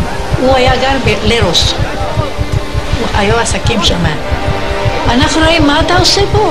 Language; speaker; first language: Hebrew; non-native, fluent; Ladino